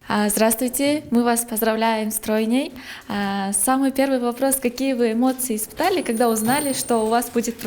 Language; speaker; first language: Russian; non-native, local second language; Kyrgyz